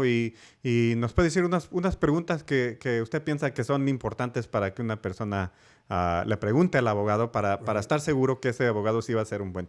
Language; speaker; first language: Spanish; early bilingual, heritage; English